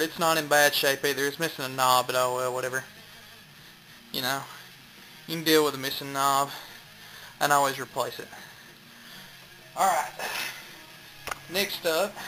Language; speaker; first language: English; native; English